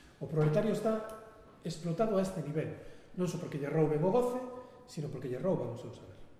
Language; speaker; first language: Galician; non-native, local second language; Spanish